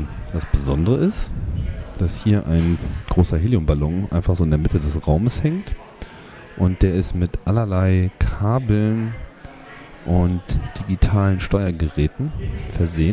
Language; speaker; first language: German; native; German